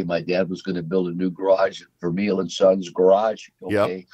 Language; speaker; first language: English; native; English